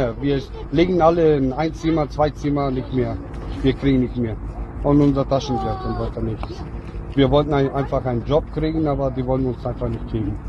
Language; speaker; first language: German; non-native, learner; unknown